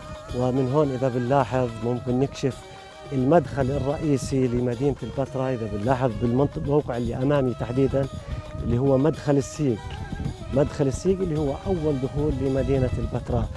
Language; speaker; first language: Arabic; native; Arabic